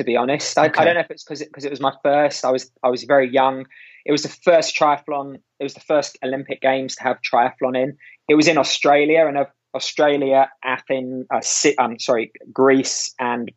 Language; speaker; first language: English; native; English